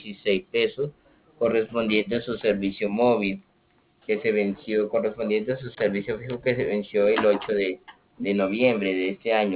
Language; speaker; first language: Spanish; native; Spanish